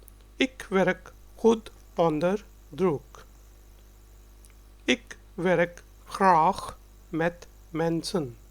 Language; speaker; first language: Dutch; non-native, fluent; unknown